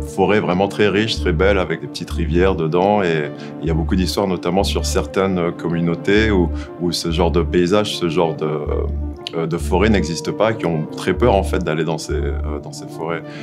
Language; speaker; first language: French; native; French